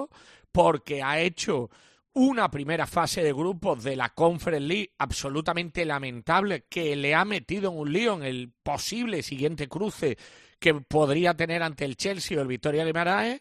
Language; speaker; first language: Spanish; native; Spanish